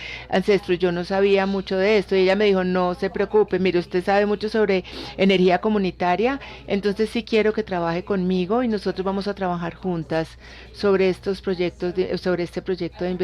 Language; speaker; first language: Spanish; non-native, fluent; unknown